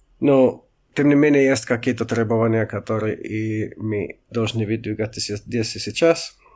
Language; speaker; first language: Russian; non-native, fluent; Finnish